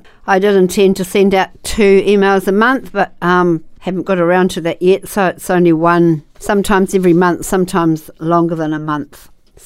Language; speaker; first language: English; native; English